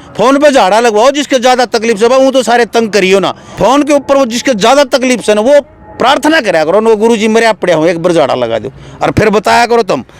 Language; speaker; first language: Hindi; native; Hindi